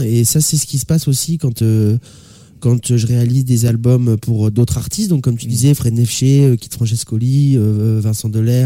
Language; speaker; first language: French; native; French